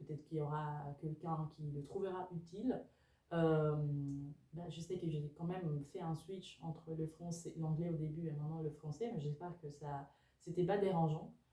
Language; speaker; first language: French; non-native, fluent; Spanish